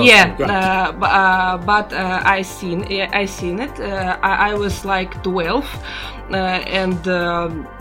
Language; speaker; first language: English; non-native, learner; Russian